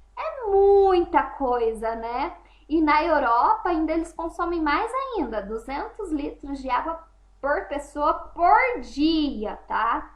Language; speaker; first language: Portuguese; native; Portuguese